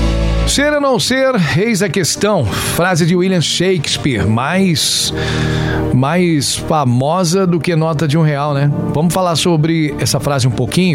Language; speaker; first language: Portuguese; native; Portuguese